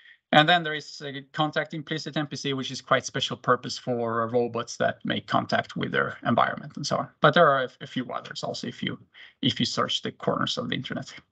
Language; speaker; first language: English; non-native, fluent; Swedish